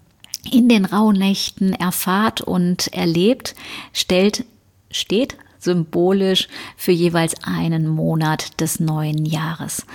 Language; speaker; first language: German; native; German